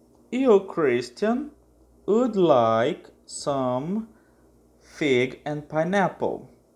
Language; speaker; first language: English; non-native, fluent; Portuguese